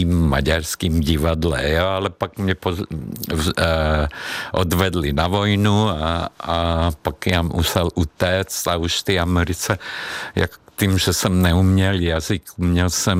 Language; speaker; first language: Czech; non-native, fluent; Hungarian